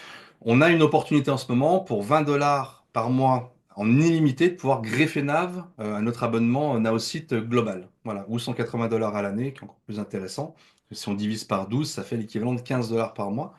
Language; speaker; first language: French; native; French